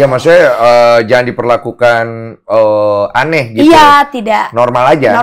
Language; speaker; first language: Indonesian; native; Indonesian